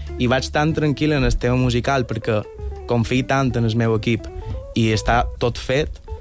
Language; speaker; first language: Catalan; early bilingual, other home language; Bulgarian